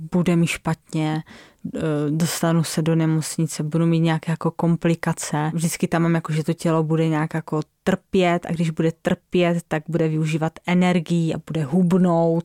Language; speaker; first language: Czech; native; Czech